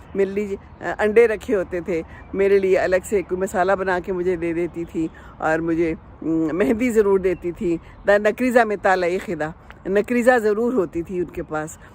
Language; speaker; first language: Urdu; native; Urdu